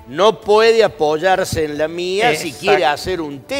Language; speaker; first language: Spanish; native; Spanish